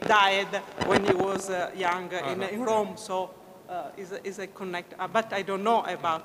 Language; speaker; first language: English; non-native, learner; Italian